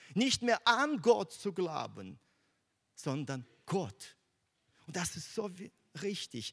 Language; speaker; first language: German; non-native, fluent; Russian